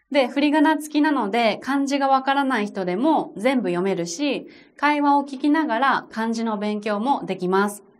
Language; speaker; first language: Japanese; native; Japanese